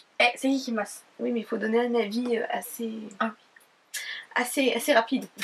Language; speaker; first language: French; native; French